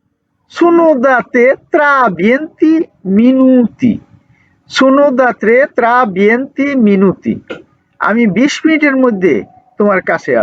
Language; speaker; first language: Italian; non-native, learner; Bangla